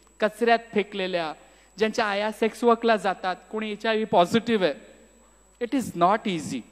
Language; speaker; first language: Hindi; non-native, local second language; Marathi